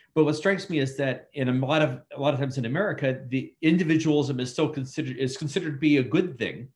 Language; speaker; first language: English; native; English